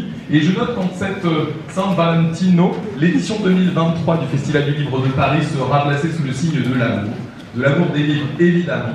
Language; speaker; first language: French; native; French